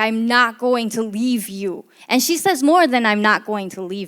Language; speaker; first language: English; native; English